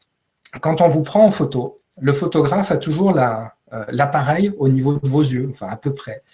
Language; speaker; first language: French; native; French